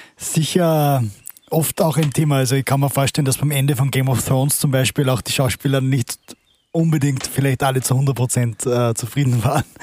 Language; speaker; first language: German; native; German